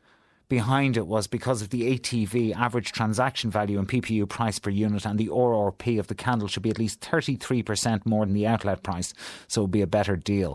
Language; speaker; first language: English; native; English